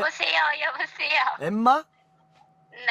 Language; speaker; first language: Korean; non-native, learner; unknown